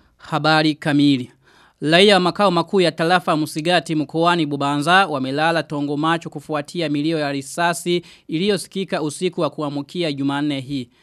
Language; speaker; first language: Swahili; non-native, local second language; Rundi